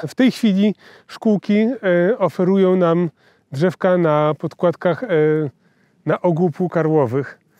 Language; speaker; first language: Polish; native; Polish